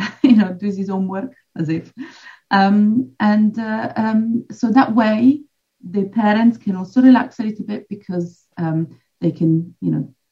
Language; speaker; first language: English; non-native, fluent; Italian